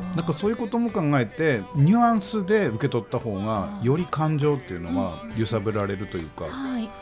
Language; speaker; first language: Japanese; native; Japanese